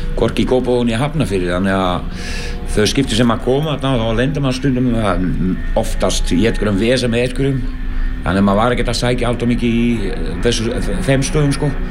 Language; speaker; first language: Icelandic; non-native, fluent; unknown